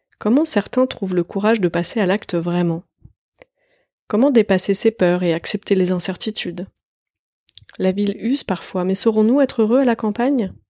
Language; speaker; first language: French; native; French